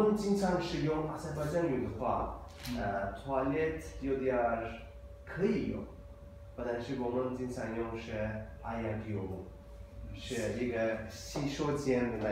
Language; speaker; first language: Chinese; non-native, fluent; Azerbaijani